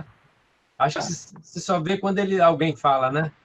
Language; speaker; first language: Portuguese; native; Portuguese